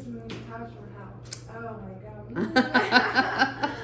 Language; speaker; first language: English; non-native, learner; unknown